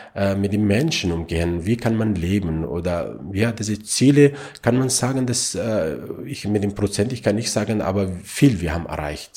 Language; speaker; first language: German; non-native, learner; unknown